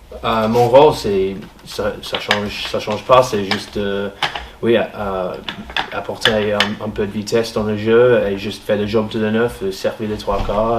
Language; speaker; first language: French; non-native, fluent; English